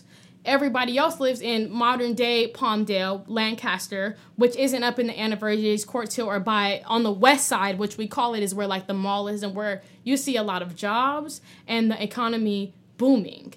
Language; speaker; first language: English; native; English